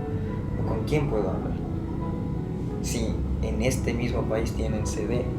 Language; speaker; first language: Spanish; non-native, fluent; Persian